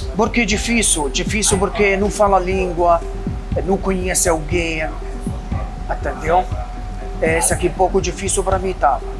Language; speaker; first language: Portuguese; non-native, learner; Arabic